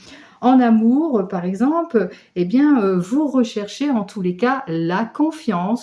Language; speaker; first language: French; native; French